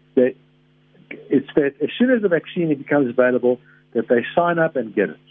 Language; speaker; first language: English; native; English